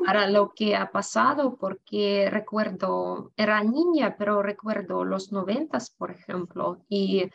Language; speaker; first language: Spanish; non-native, fluent; Russian